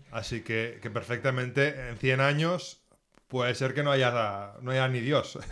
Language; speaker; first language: Spanish; native; Spanish